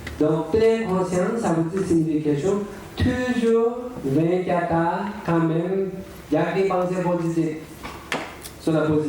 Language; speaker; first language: French; non-native, learner; Tibetan